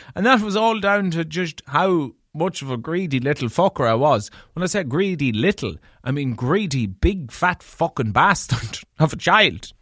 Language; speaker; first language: English; native; English